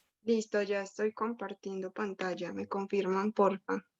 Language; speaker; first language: Spanish; native; Spanish